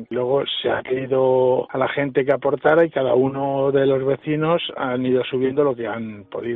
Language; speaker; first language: Spanish; native; Spanish